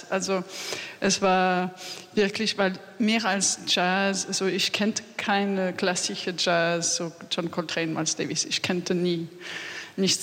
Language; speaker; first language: German; non-native, fluent; French